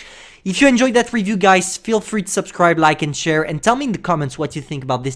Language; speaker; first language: English; non-native, fluent; French